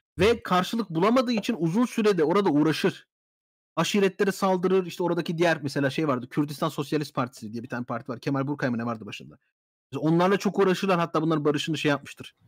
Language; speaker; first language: Turkish; native; Turkish